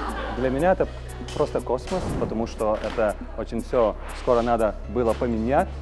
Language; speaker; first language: Russian; non-native, fluent; Lithuanian